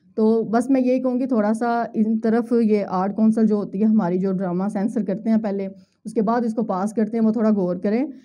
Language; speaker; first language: Urdu; native; Urdu